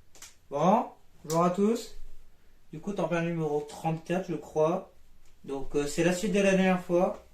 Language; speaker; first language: French; native; French